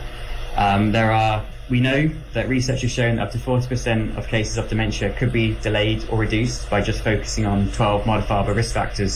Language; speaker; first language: English; native; English